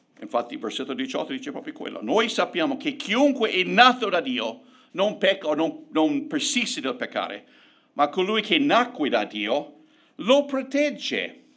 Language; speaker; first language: Italian; non-native, fluent; English